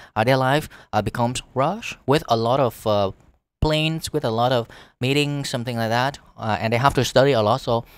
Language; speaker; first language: English; non-native, fluent; Vietnamese